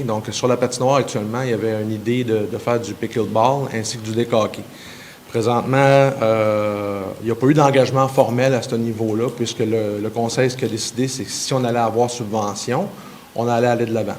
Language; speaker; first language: French; native; French